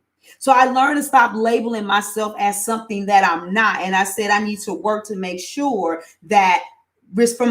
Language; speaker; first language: English; native; English